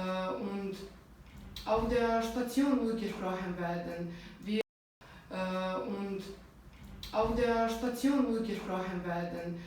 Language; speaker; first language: German; non-native, fluent; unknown